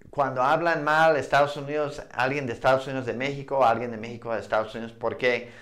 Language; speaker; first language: Spanish; non-native, fluent; English